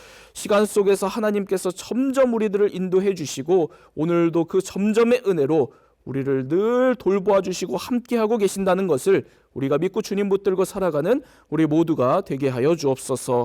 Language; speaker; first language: Korean; native; Korean